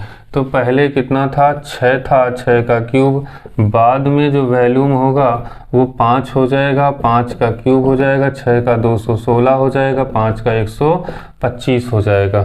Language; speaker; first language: Hindi; native; Hindi